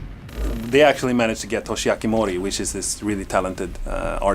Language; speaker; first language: English; non-native, fluent; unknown